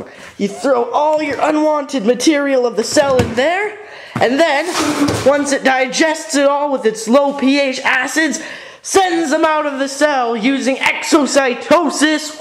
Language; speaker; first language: English; native; English